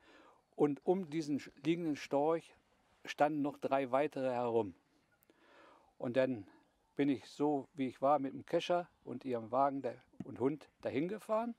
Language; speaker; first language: German; native; German